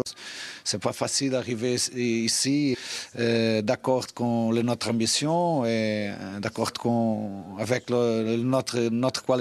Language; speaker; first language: French; non-native, learner; Portuguese